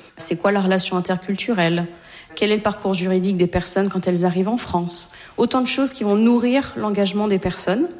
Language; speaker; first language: French; native; French